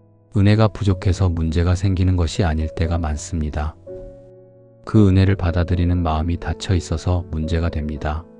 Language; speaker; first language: Korean; native; Korean